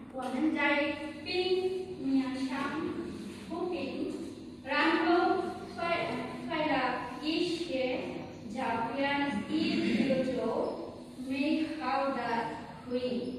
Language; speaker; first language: Chinese; non-native, learner; Bangla